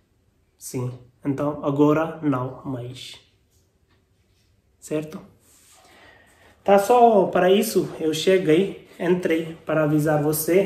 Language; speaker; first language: Portuguese; non-native, learner; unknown